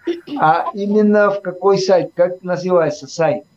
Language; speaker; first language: Russian; non-native, fluent; Spanish